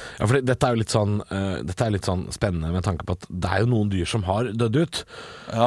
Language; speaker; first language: Norwegian; native; Norwegian